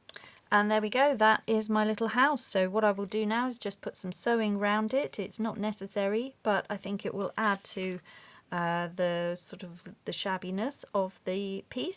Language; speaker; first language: English; native; English